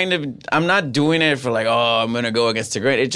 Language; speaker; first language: English; non-native, fluent; Spanish